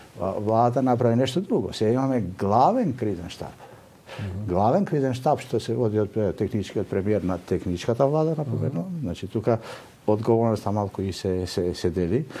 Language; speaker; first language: Macedonian; non-native, local second language; Albanian